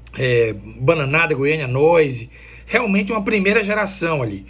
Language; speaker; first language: Portuguese; native; Portuguese